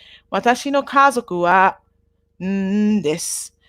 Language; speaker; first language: Japanese; non-native, fluent; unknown